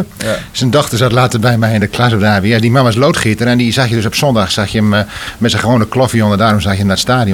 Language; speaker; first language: Dutch; native; Dutch